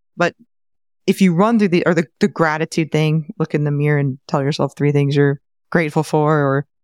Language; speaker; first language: English; native; English